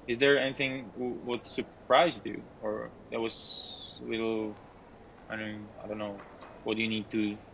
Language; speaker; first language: English; non-native, learner; Czech